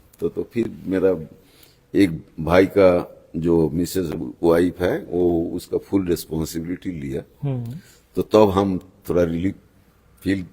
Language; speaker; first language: Hindi; non-native, local second language; Bangla